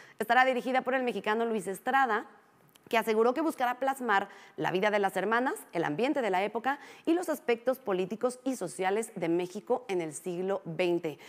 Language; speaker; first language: Spanish; native; Spanish